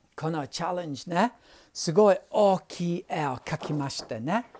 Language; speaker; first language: Japanese; non-native, learner; English